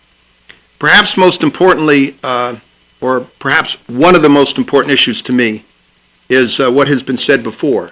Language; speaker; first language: English; native; English